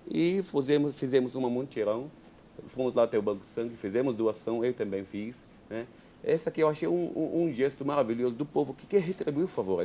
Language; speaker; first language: Portuguese; non-native, fluent; Arabic